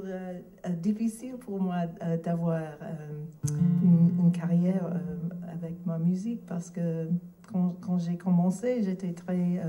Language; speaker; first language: French; non-native, learner; English